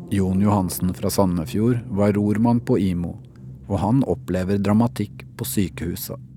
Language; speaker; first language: Norwegian; native; Norwegian